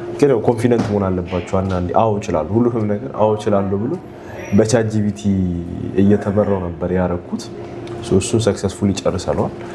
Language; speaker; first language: Amharic; native; Amharic